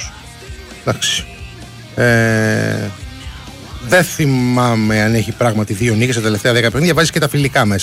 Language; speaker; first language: Greek; native; Greek